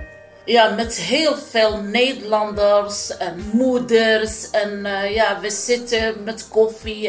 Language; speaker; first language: Dutch; non-native, learner; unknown